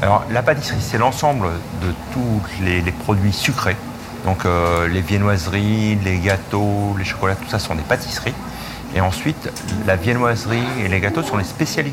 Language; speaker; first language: French; native; French